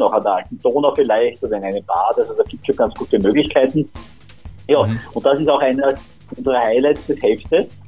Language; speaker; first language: German; native; German